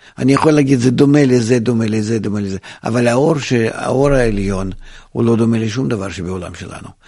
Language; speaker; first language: Hebrew; non-native, fluent; Russian